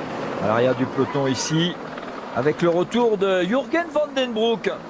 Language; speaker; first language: French; native; French